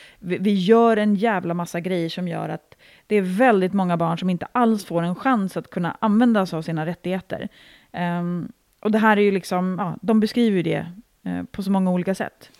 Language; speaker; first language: Swedish; native; Swedish